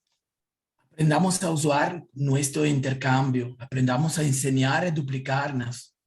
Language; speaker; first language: Spanish; non-native, learner; Italian